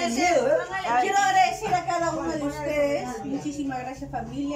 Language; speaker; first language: Spanish; native; Spanish